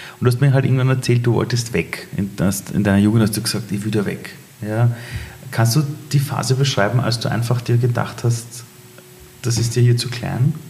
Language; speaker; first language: German; early bilingual, other home language; Persian